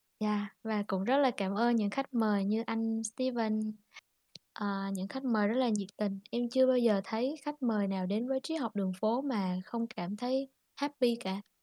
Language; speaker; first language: Vietnamese; native; Vietnamese